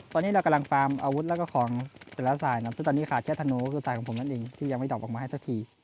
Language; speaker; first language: Thai; native; Thai